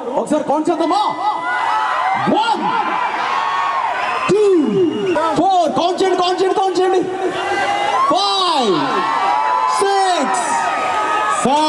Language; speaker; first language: Telugu; native; Telugu